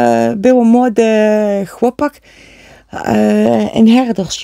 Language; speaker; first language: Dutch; non-native, fluent; Polish